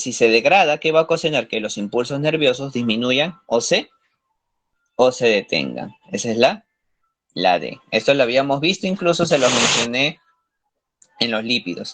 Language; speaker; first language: Spanish; native; Spanish